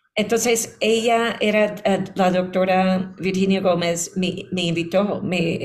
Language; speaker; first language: Spanish; non-native, fluent; English